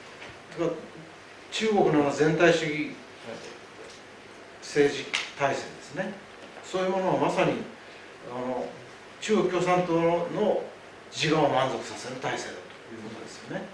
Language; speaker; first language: Japanese; native; Japanese